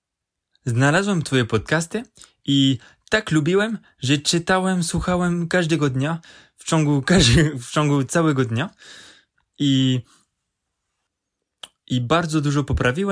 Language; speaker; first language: Polish; non-native, learner; French